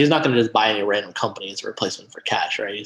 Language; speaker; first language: English; native; English